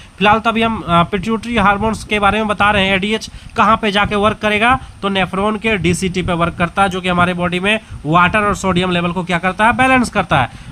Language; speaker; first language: Hindi; native; Hindi